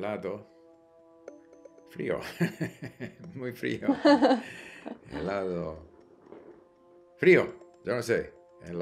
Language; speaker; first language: Spanish; non-native, fluent; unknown